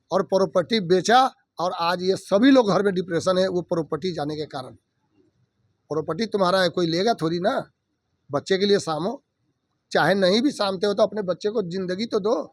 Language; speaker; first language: Hindi; native; Hindi